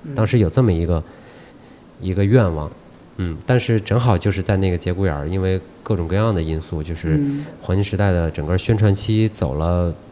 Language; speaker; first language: Chinese; native; Chinese